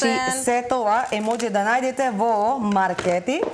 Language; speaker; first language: Macedonian; non-native, learner; Filipino